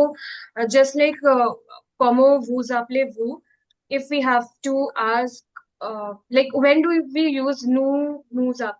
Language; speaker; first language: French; non-native, learner; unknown